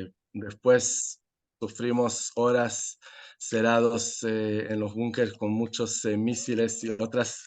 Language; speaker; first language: Spanish; non-native, fluent; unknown